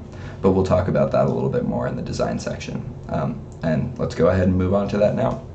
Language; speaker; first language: English; native; English